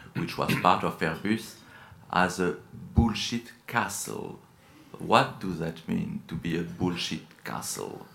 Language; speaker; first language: English; non-native, fluent; French